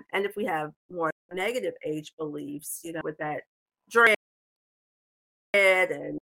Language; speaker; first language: English; native; English